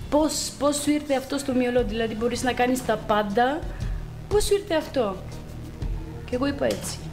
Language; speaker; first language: Greek; non-native, fluent; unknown